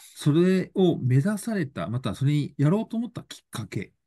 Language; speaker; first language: Japanese; native; Japanese